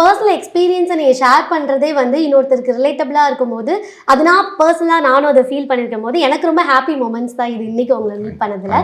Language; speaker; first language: Tamil; native; Tamil